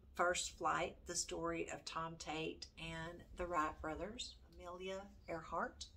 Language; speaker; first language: English; native; English